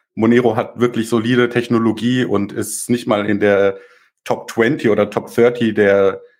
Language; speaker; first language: German; native; German